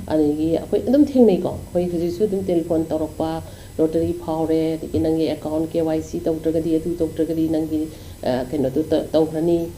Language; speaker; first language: Manipuri; native; Manipuri